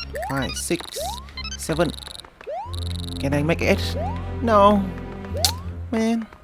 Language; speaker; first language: English; non-native, learner; Vietnamese